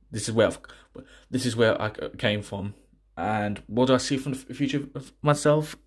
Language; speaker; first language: English; native; English